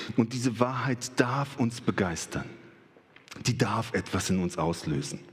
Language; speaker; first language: German; early bilingual, other home language; Russian